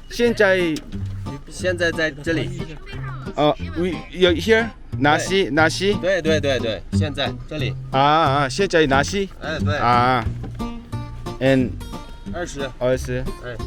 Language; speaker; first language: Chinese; non-native, learner; Korean